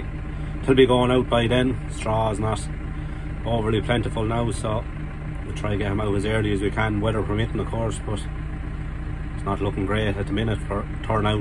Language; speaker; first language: English; native; English